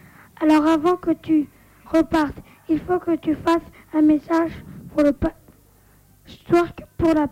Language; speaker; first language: French; native; French